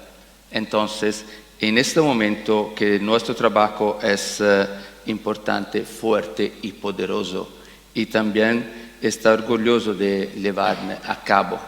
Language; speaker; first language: Spanish; non-native, learner; Italian